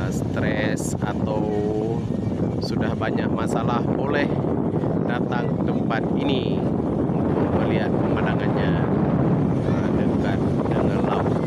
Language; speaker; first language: Indonesian; non-native, local second language; Achinese